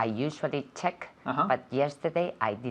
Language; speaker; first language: English; non-native, learner; Spanish